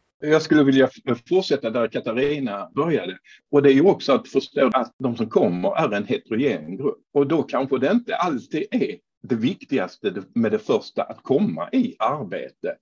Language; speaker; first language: Swedish; non-native, fluent; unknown